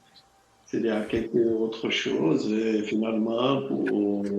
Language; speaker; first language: French; non-native, learner; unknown